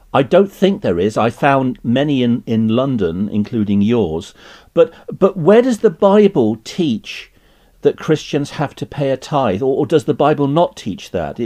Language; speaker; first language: English; native; English